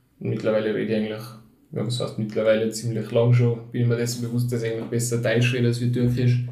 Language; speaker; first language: German; early bilingual, other home language; Turkish